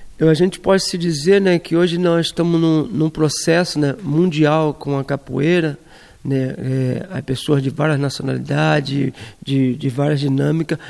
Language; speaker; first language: Portuguese; native; Portuguese